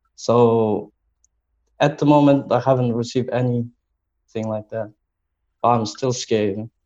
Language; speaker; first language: English; non-native, learner; Chinese